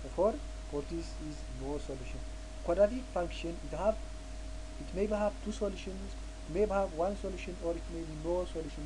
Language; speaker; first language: English; non-native, local second language; Amharic